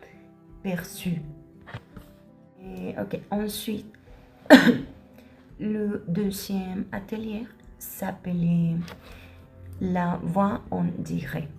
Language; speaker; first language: French; non-native, learner; Spanish